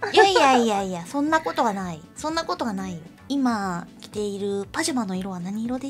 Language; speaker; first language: Japanese; native; Japanese